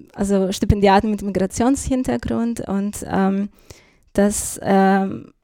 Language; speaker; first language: German; non-native, fluent; Greek